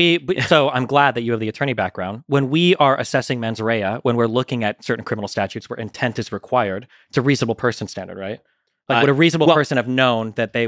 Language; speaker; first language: English; native; English